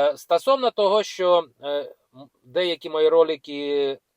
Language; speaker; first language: Ukrainian; non-native, local second language; Russian